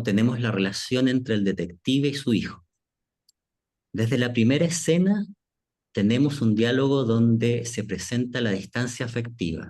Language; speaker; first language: Spanish; native; Spanish